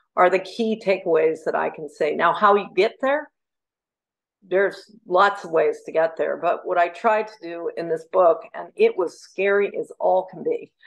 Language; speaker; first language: English; native; English